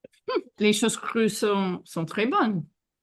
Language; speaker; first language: French; non-native, fluent; English